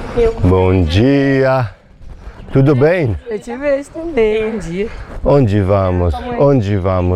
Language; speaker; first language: Portuguese; non-native, learner; Polish